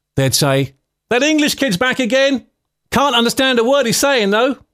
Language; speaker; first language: English; native; English